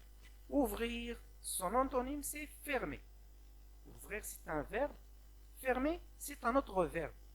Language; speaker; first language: French; non-native, local second language; Arabic